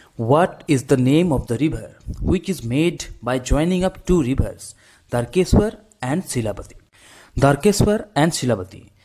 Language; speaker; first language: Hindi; non-native, local second language; Bangla